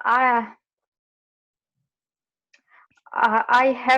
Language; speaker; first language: English; non-native, learner; Russian